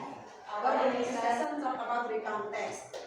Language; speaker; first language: English; non-native, learner; Indonesian